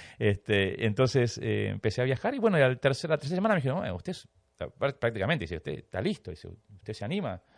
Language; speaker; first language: Spanish; native; Spanish